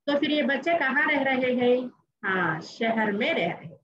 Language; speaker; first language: Hindi; non-native, local second language; Telugu